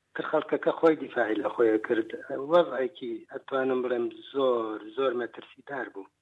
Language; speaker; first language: Central Kurdish; native; Central Kurdish